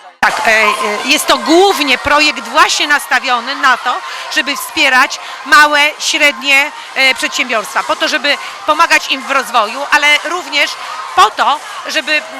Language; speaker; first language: Polish; native; Polish